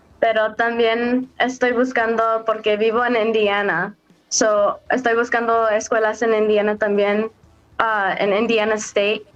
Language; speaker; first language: Spanish; early bilingual, heritage; English